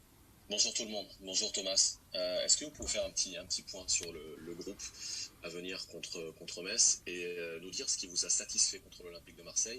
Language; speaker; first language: French; native; French